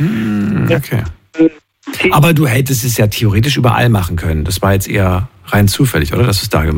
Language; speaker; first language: German; native; German